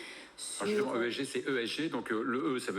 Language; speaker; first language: French; native; French